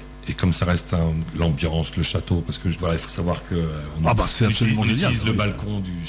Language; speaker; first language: French; native; French